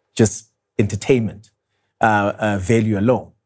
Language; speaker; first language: English; non-native, local second language; Zulu